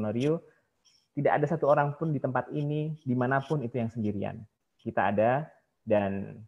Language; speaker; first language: Indonesian; native; Indonesian